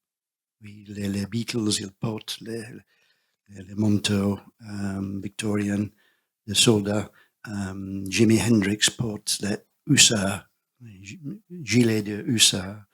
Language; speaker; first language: French; non-native, learner; English